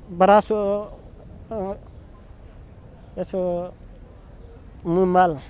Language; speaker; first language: Spanish; non-native, learner; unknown